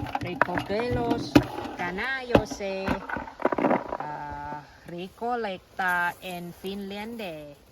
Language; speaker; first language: Spanish; non-native, learner; Thai